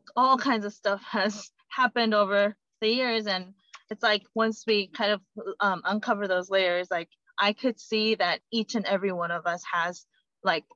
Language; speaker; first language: English; non-native, fluent; Korean